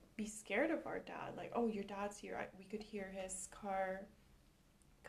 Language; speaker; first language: English; non-native, local second language; Cebuano